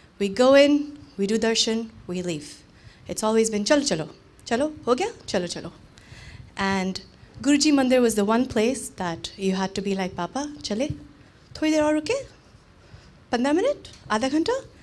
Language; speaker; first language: English; early bilingual, other home language; Hindi